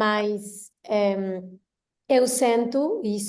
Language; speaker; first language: Portuguese; non-native, learner; Spanish